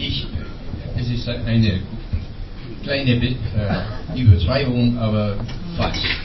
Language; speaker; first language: German; non-native, fluent; English